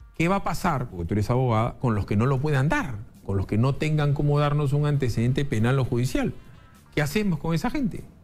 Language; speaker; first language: Spanish; native; Spanish